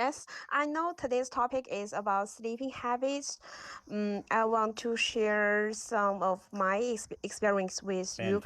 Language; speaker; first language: English; non-native, learner; Chinese